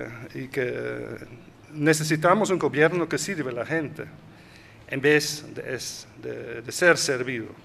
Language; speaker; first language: Spanish; non-native, fluent; Dutch